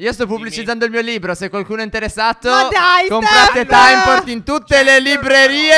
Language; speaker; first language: Italian; native; Italian